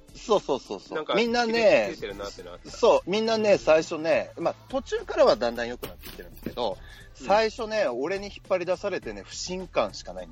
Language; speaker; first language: Japanese; native; Japanese